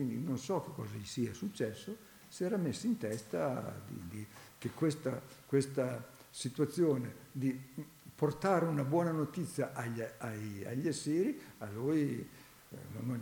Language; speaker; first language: Italian; native; Italian